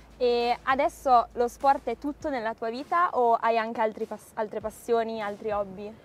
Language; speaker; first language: Italian; native; Italian